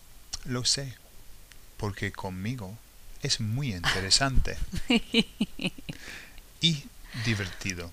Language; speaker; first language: Spanish; non-native, fluent; English